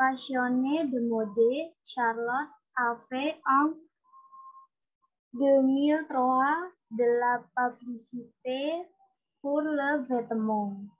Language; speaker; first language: French; non-native, learner; Indonesian